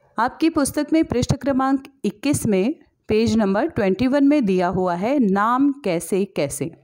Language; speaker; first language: Hindi; native; Hindi